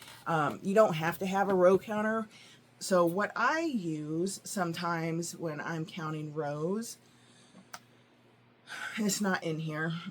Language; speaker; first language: English; native; English